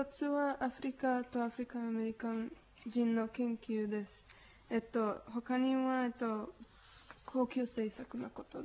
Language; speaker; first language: Japanese; non-native, learner; Spanish